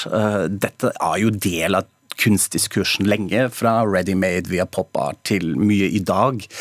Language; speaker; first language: Norwegian; non-native, fluent; German